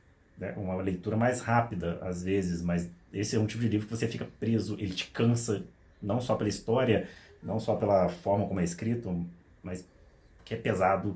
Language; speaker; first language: Portuguese; native; Portuguese